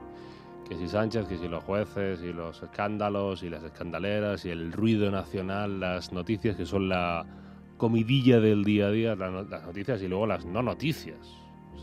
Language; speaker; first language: Spanish; native; Spanish